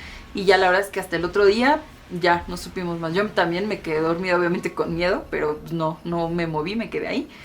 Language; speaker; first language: Spanish; native; Spanish